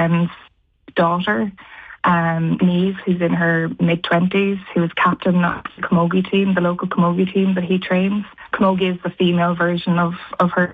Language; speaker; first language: English; native; English